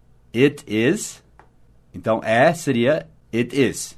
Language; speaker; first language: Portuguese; non-native, fluent; English